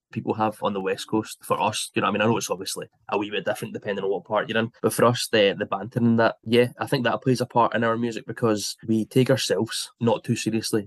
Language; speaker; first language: English; native; English